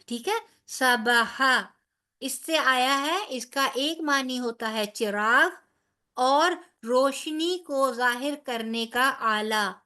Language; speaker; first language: Urdu; non-native, local second language; Punjabi